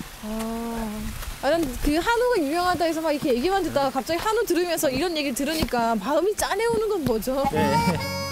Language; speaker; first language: Korean; native; Korean